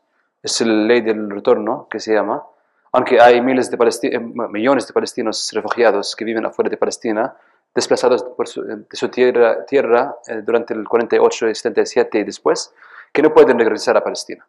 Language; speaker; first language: Spanish; non-native, fluent; Arabic